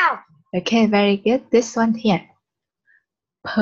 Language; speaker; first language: English; non-native, learner; Vietnamese